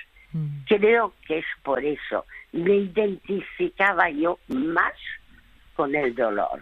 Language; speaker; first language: Spanish; early bilingual, other home language; French